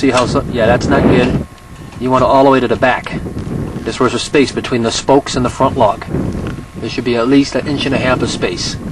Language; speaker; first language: English; native; English